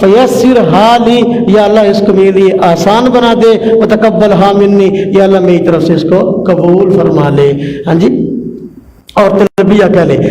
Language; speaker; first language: Urdu; non-native, local second language; Punjabi